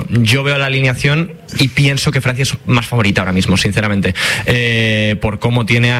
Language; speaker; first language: Spanish; native; Spanish